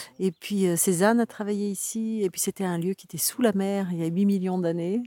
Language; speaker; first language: French; native; French